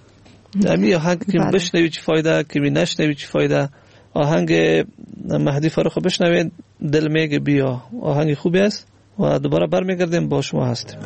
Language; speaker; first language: Persian; native; Persian